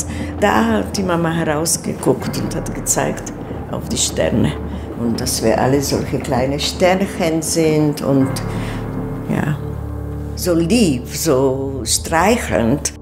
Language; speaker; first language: German; non-native, fluent; Czech